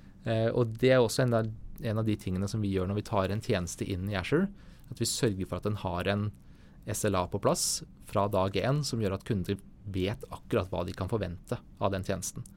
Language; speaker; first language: Norwegian; native; Norwegian